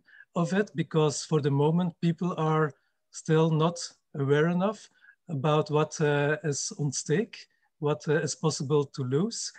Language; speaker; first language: English; non-native, fluent; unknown